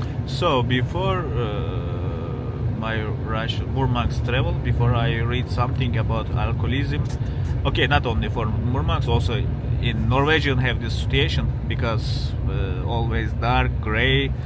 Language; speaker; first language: English; non-native, learner; Turkish